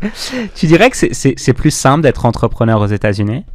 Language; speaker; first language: French; native; French